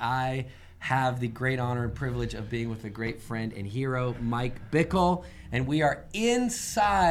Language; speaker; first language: English; native; English